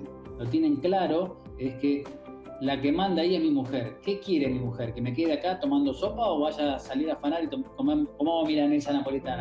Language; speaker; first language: Spanish; native; Spanish